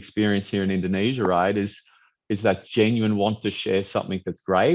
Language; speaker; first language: English; native; English